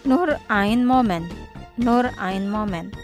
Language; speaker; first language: German; non-native, fluent; Indonesian